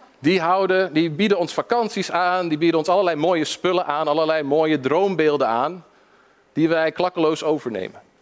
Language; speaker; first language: Dutch; early bilingual, other home language; English